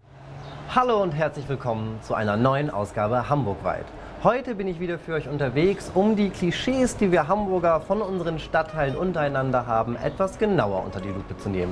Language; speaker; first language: German; native; German